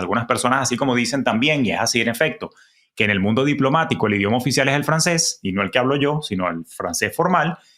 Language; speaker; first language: Spanish; native; Spanish